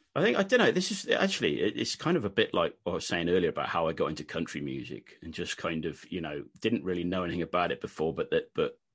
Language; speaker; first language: English; native; English